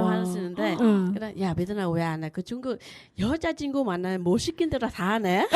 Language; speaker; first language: Korean; non-native, learner; Vietnamese